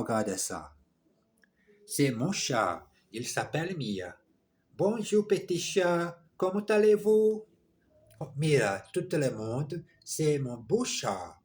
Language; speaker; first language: French; non-native, learner; English